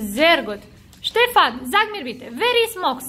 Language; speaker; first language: German; non-native, fluent; Romanian